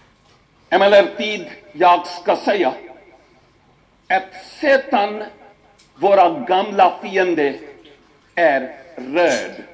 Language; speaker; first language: Swedish; non-native, fluent; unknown